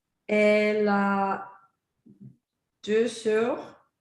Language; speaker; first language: French; non-native, learner; Spanish